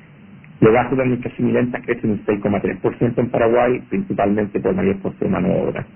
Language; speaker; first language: Spanish; native; Spanish